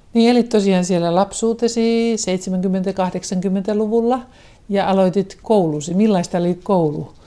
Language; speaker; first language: Finnish; native; Finnish